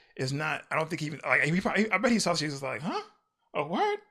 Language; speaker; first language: English; early bilingual, other home language; Yoruba